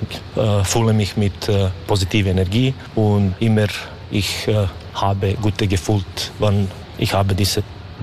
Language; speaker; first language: German; non-native, learner; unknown